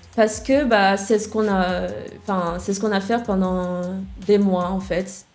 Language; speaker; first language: French; non-native, fluent; English